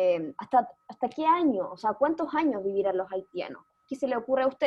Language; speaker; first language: Spanish; native; Spanish